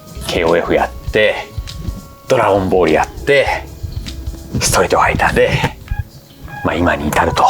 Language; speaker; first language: Japanese; native; Japanese